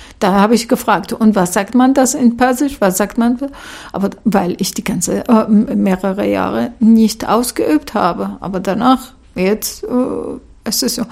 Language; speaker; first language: German; non-native, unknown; Arabic